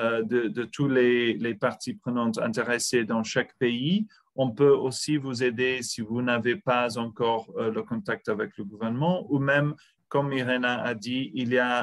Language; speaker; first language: French; non-native, fluent; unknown